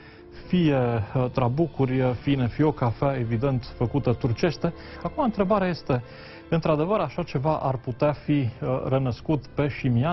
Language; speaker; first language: Romanian; native; Romanian